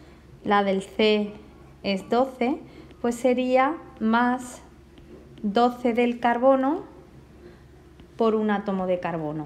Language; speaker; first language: Spanish; native; Spanish